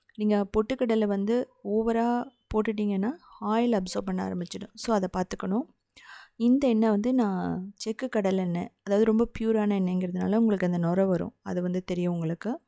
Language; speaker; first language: Tamil; native; Tamil